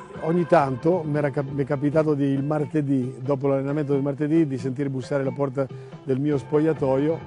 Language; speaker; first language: Italian; native; Italian